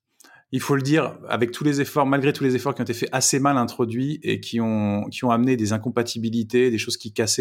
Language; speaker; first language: French; native; French